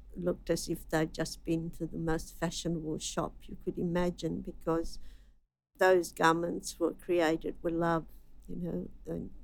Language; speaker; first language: English; non-native, fluent; Italian